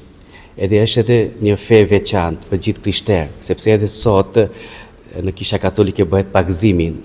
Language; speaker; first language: Albanian; non-native, fluent; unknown